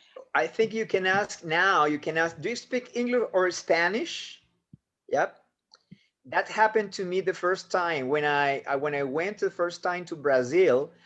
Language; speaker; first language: English; non-native, fluent; Spanish